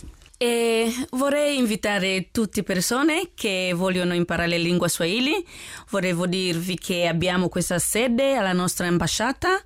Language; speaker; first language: Italian; non-native, learner; Swahili